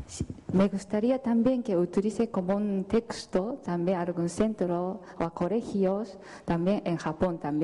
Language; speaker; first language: Spanish; non-native, fluent; Japanese